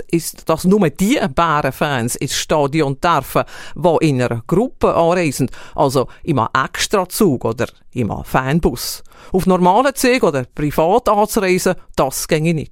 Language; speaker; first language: German; native; German